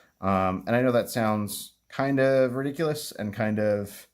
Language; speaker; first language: English; native; English